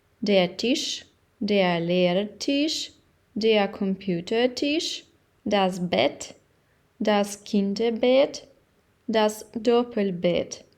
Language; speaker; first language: German; non-native, fluent; Ukrainian